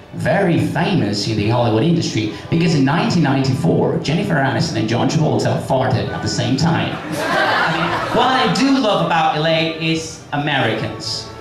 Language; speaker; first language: English; non-native, fluent; Spanish